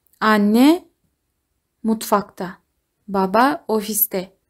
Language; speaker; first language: Turkish; non-native, fluent; Kazakh